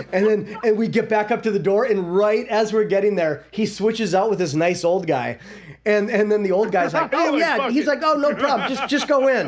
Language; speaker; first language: English; native; English